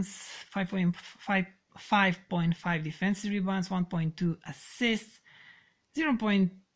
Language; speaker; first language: English; non-native, fluent; Serbian